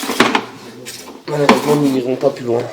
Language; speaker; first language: French; native; French